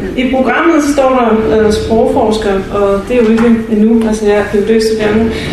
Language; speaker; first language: Danish; non-native, fluent; Bulgarian